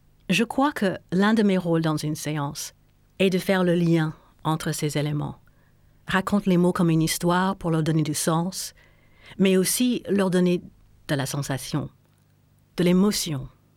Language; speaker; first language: French; non-native, fluent; English